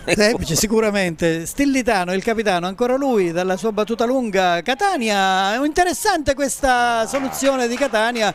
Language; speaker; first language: Italian; native; Italian